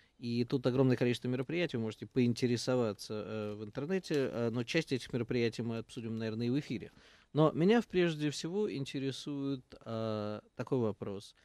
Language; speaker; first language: Russian; native; Russian